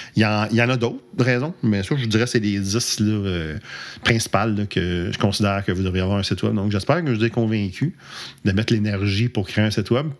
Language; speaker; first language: French; native; French